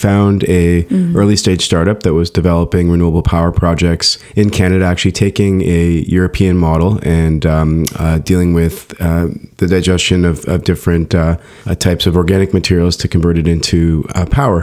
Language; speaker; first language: English; native; English